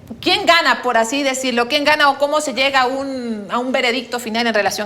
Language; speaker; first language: Spanish; native; Spanish